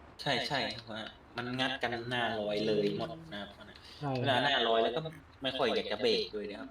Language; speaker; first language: Thai; native; Thai